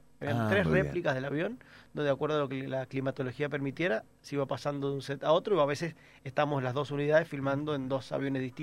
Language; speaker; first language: Spanish; native; Spanish